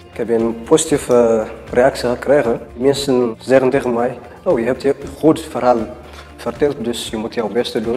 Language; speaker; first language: Dutch; non-native, fluent; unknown